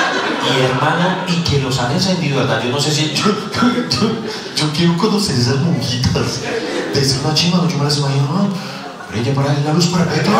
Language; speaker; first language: Spanish; native; Spanish